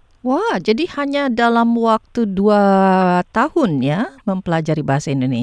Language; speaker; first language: Indonesian; native; Indonesian